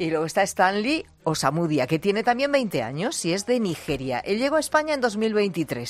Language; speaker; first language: Spanish; native; Spanish